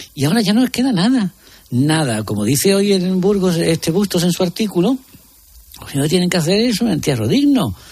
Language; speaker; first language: Spanish; native; Spanish